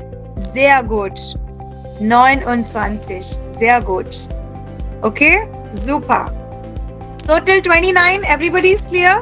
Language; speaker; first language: German; non-native, fluent; Hindi